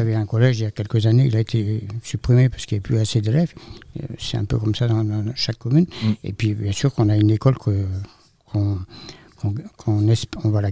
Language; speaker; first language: French; native; French